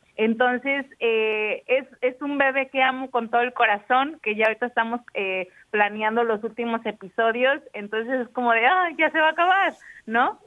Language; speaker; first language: Spanish; native; Spanish